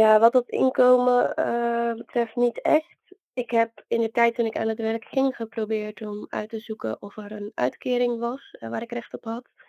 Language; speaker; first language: Dutch; native; Dutch